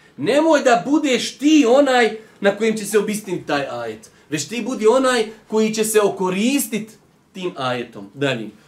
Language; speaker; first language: Bosnian; native; Bosnian